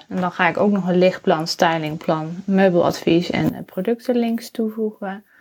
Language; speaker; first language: Dutch; native; Dutch